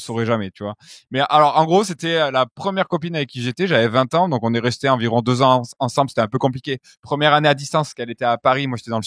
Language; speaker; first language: French; native; French